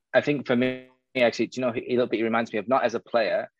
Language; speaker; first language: English; native; English